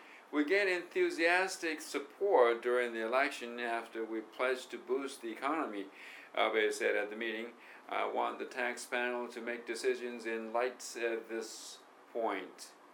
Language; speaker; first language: English; non-native, fluent; Japanese